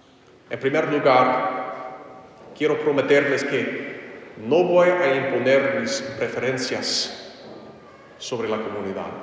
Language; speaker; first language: Spanish; non-native, fluent; English